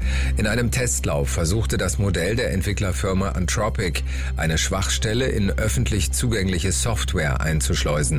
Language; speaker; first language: German; native; German